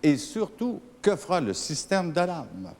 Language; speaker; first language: French; native; French